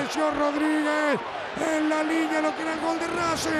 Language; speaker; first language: Spanish; native; Spanish